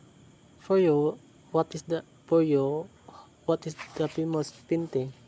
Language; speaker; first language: English; non-native, learner; Filipino